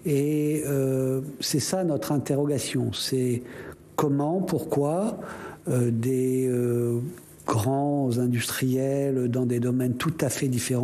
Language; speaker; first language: French; native; French